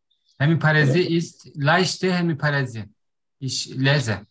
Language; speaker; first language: German; non-native, learner; Turkish